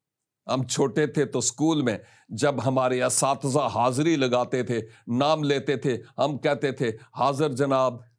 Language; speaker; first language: Urdu; native; Urdu